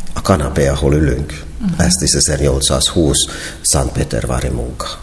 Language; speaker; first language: Hungarian; non-native, fluent; Finnish